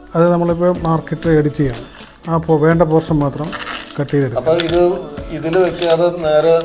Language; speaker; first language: Malayalam; native; Malayalam